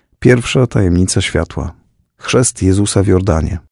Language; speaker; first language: Polish; native; Polish